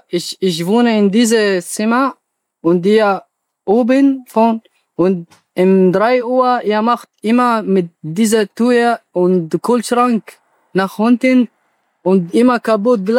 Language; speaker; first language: German; non-native, learner; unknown